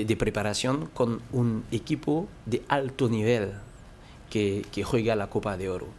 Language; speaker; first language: Spanish; non-native, learner; French